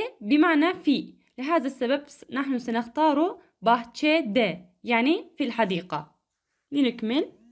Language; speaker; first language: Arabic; non-native, fluent; Turkish